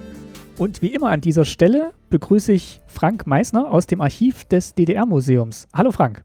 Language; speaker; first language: German; native; German